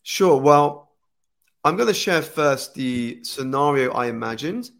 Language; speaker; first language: English; native; English